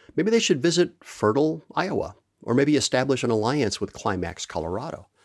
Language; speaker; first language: English; native; English